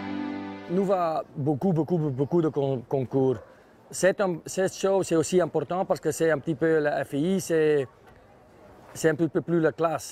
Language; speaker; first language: French; non-native, local second language; Dutch